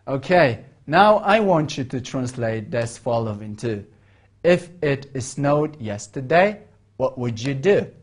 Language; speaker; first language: English; non-native, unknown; Mongolian